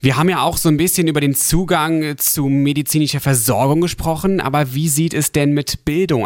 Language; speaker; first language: German; non-native, learner; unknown